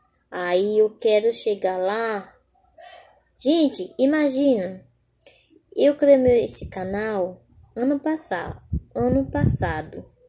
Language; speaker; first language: Portuguese; non-native, learner; Haitian Creole